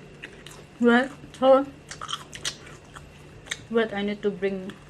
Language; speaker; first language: English; non-native, learner; Indonesian